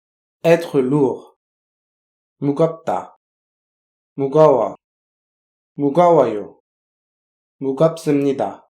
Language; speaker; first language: Korean; non-native, fluent; French